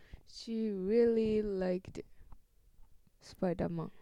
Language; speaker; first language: English; non-native, learner; Japanese